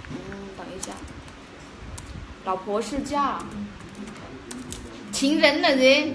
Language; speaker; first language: Chinese; non-native, fluent; Vietnamese